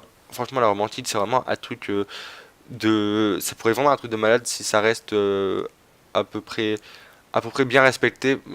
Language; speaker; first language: French; native; French